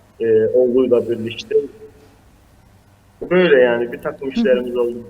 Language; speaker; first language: Turkish; non-native, fluent; Azerbaijani